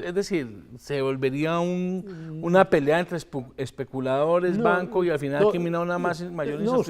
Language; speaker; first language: Spanish; native; Spanish